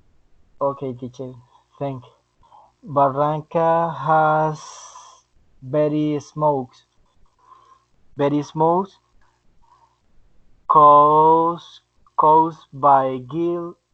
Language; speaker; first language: English; non-native, learner; Spanish